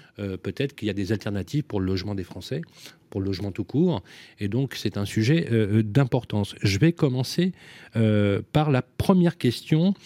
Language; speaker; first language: French; native; French